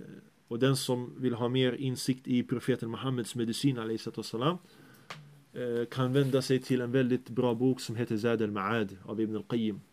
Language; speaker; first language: Swedish; early bilingual, other home language; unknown